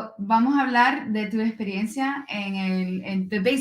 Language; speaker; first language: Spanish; non-native, learner; English